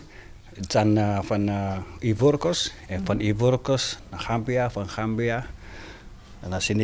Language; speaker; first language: Dutch; non-native, learner; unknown